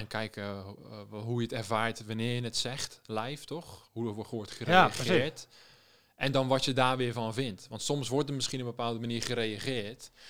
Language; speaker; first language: Dutch; native; Dutch